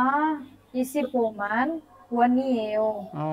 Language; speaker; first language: Korean; non-native, learner; Indonesian